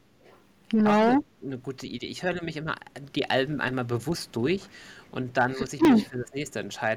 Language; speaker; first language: German; native; German